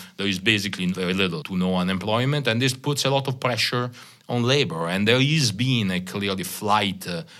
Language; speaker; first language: English; non-native, fluent; Italian